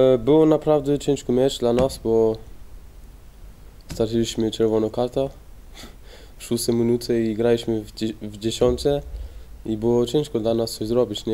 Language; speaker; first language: Polish; early bilingual, heritage; Polish